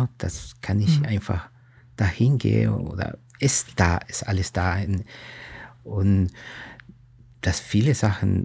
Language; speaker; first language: German; non-native, fluent; Spanish